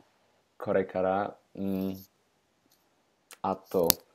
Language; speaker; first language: Japanese; non-native, learner; English